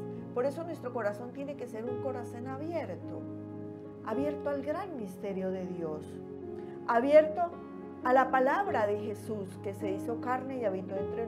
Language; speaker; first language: Spanish; native; Spanish